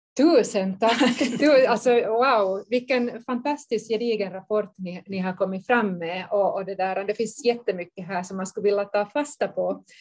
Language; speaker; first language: Swedish; native; Swedish